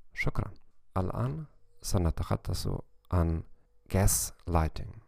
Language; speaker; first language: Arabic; non-native, learner; German